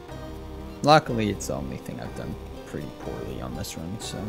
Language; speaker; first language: English; native; English